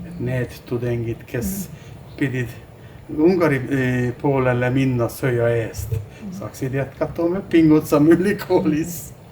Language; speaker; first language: Estonian; non-native, fluent; Hungarian